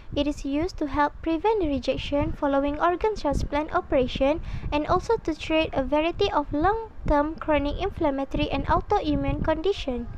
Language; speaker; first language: English; non-native, local second language; Malay